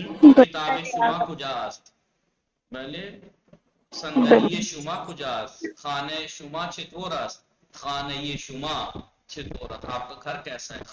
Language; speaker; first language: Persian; non-native, fluent; Urdu